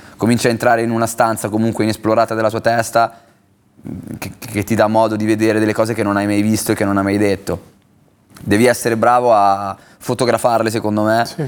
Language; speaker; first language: Italian; native; Italian